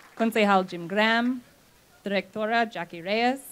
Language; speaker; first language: Spanish; non-native, fluent; English